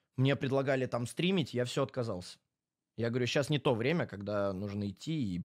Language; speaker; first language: Russian; native; Russian